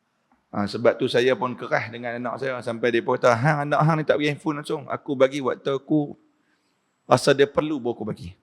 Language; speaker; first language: Malay; native; Malay